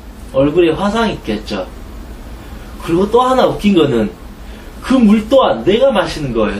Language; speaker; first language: Korean; native; Korean